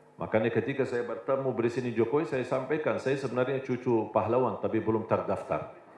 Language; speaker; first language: Indonesian; non-native, fluent; Arabic